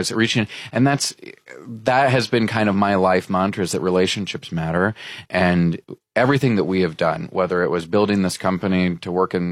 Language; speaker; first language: English; native; English